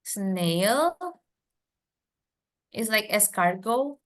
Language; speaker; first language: English; non-native, fluent; Indonesian